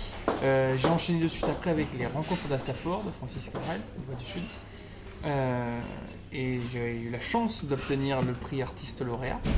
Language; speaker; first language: French; native; French